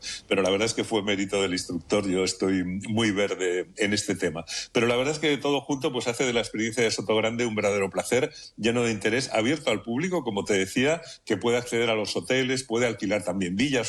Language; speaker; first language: Spanish; native; Spanish